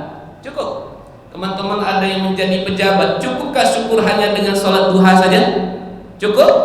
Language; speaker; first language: Malay; native; Malay